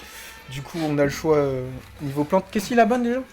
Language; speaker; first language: French; native; French